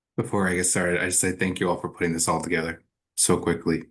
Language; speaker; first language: English; early bilingual, other home language; Spanish